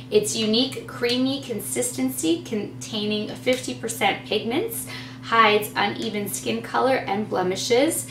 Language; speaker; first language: English; native; English